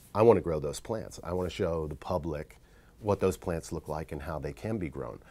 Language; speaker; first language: English; native; English